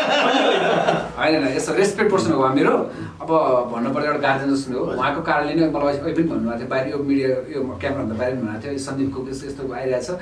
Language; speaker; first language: Nepali; native; Nepali